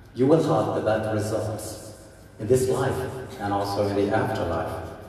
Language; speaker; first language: English; non-native, fluent; Burmese